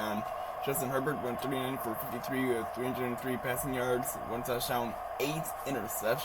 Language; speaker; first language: English; native; English